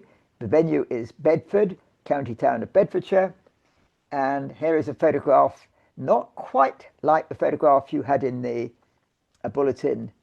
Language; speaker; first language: English; native; English